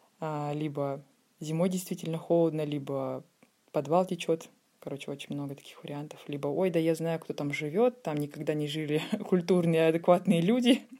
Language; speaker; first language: Russian; native; Russian